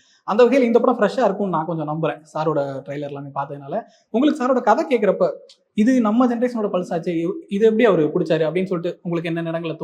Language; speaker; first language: Tamil; native; Tamil